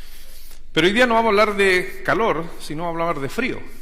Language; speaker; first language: Spanish; native; Spanish